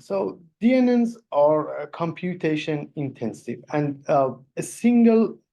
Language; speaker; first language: English; non-native, fluent; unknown